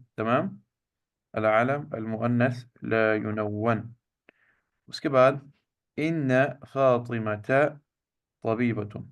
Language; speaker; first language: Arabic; non-native, fluent; Urdu